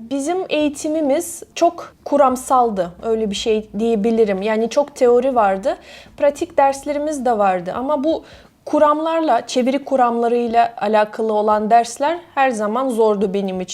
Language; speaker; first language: Turkish; non-native, fluent; Russian